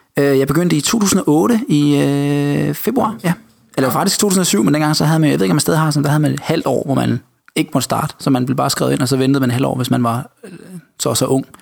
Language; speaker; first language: Danish; native; Danish